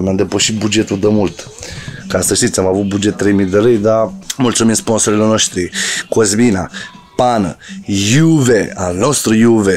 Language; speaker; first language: Romanian; native; Romanian